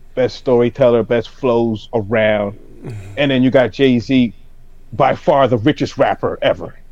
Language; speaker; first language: English; native; English